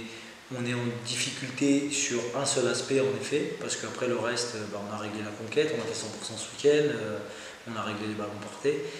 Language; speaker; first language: French; native; French